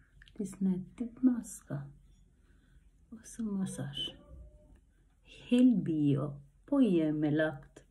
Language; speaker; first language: Norwegian; non-native, learner; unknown